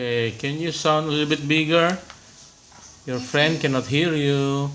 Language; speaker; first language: English; non-native, fluent; Indonesian